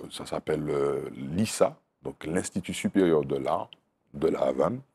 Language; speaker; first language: French; native; French